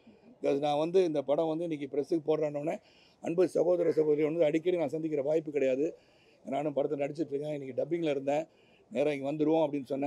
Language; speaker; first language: Tamil; native; Tamil